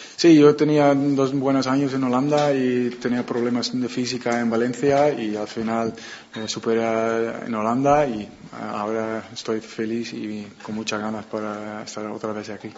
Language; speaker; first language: Spanish; non-native, fluent; Dutch